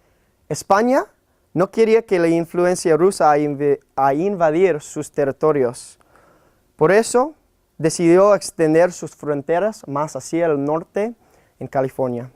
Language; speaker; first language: Spanish; non-native, learner; English